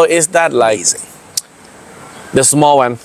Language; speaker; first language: English; non-native, learner; Thai